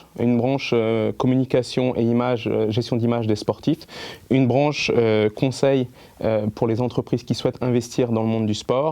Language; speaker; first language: French; native; French